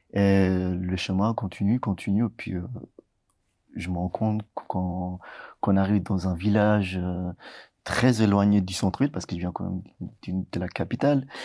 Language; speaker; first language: French; early bilingual, other home language; Tigrinya